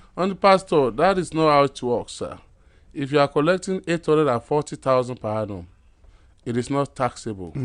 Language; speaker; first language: English; non-native, local second language; Yoruba